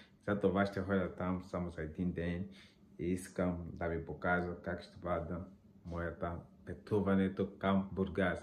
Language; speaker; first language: Bulgarian; non-native, learner; Portuguese